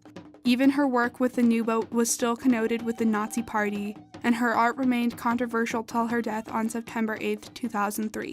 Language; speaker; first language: English; native; English